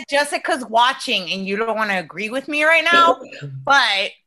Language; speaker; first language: English; early bilingual, other home language; Spanish